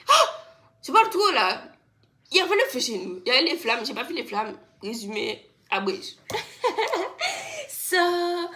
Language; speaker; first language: French; native; French